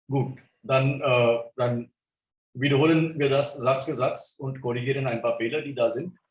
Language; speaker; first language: German; non-native, fluent; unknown